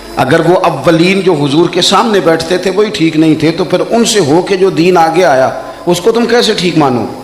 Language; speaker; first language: Urdu; non-native, local second language; Punjabi